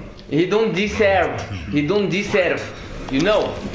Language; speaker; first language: English; non-native, learner; French